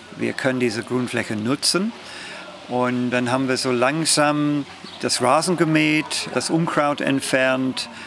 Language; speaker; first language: German; non-native, fluent; English